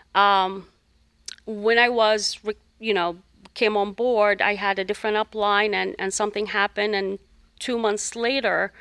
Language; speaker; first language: English; non-native, fluent; Arabic